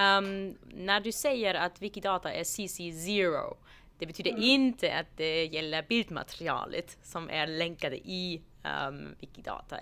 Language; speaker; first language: Swedish; non-native, fluent; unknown